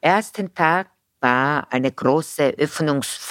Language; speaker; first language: German; non-native, fluent; Korean